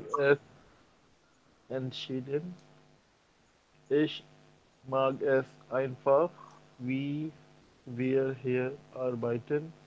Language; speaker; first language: German; non-native, learner; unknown